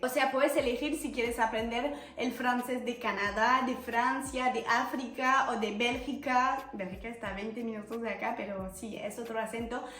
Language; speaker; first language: Spanish; non-native, fluent; French